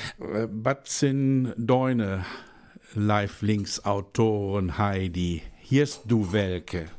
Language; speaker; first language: German; native; German